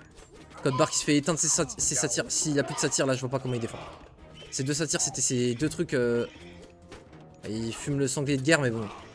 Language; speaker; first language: French; native; French